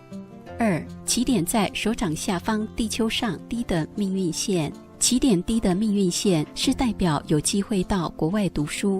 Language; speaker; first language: Chinese; native; Chinese